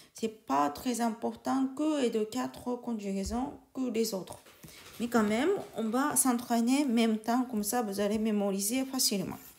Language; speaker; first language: French; non-native, learner; Japanese